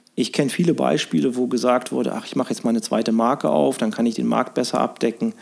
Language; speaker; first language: German; native; German